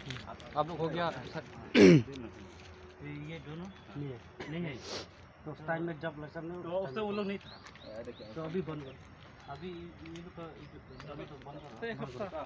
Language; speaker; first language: Hindi; non-native, local second language; Khasi